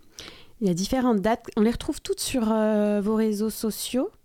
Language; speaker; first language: French; native; French